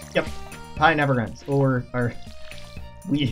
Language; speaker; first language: English; native; English